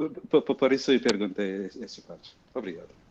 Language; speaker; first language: Portuguese; non-native, fluent; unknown